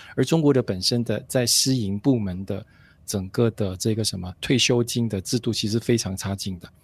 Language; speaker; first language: Chinese; native; Chinese